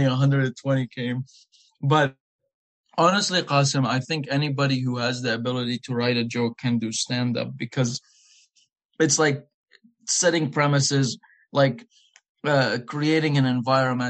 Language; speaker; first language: English; non-native, fluent; Arabic